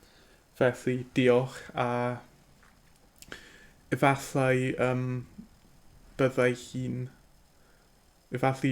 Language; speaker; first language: Welsh; non-native, learner; English